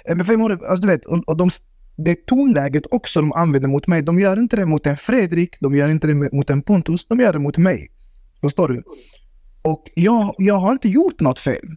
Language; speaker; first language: Swedish; early bilingual, other home language; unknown